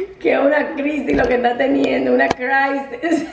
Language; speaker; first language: Spanish; native; Spanish